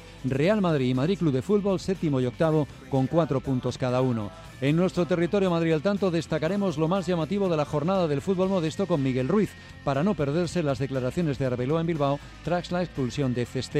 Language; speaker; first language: Spanish; native; Spanish